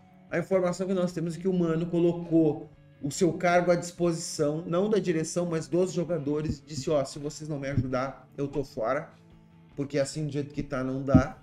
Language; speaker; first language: Portuguese; native; Portuguese